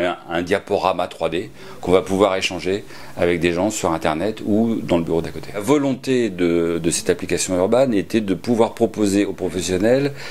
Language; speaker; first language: French; native; French